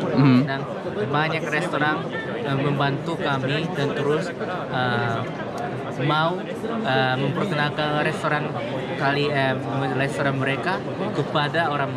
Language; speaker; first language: Indonesian; non-native, learner; Japanese